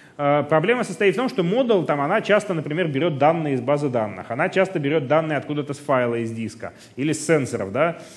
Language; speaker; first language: Russian; native; Russian